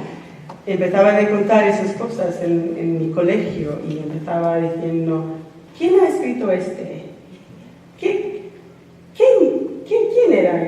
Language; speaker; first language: Spanish; non-native, fluent; English